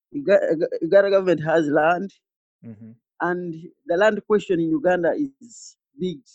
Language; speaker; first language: English; non-native, local second language; Ganda